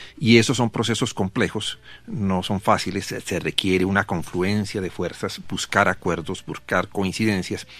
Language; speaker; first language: Spanish; native; Spanish